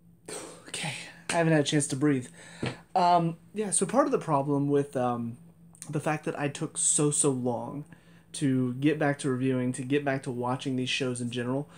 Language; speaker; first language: English; native; English